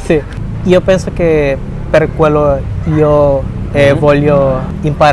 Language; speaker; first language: Italian; non-native, learner; Spanish